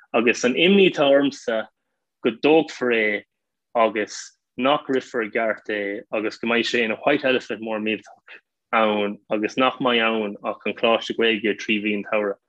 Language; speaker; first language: Irish; non-native, local second language; English